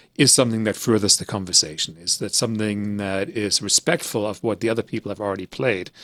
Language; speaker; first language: English; early bilingual, other home language; German